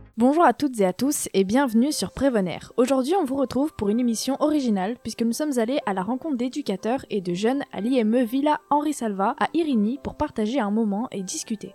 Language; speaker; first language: French; native; French